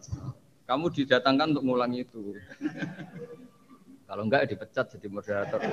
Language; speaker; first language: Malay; non-native, local second language; Javanese